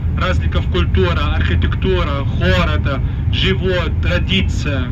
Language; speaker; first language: Bulgarian; non-native, learner; Arabic